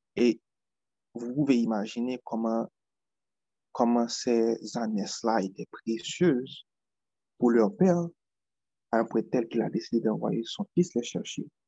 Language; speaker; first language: French; non-native, local second language; Haitian Creole